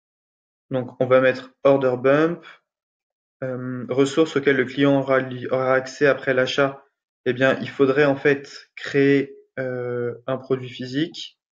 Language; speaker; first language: French; native; French